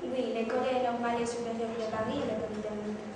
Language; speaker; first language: French; non-native, learner; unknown